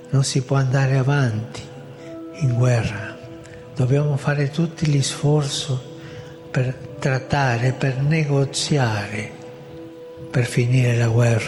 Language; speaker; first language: Italian; non-native, fluent; Spanish